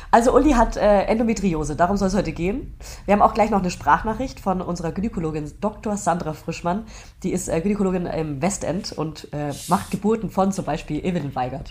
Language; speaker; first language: German; native; German